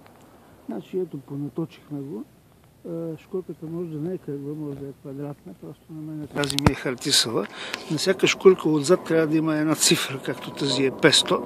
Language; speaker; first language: Bulgarian; native; Bulgarian